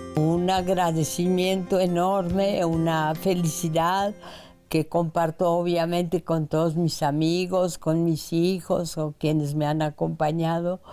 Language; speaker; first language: Spanish; early bilingual, other home language; French